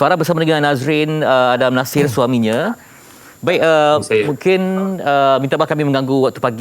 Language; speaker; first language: Malay; native; Malay